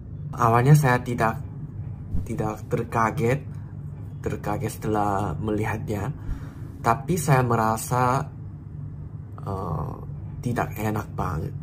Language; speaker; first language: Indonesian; non-native, learner; Korean